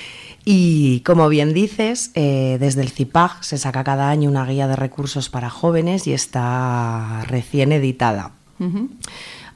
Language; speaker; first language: Spanish; native; Spanish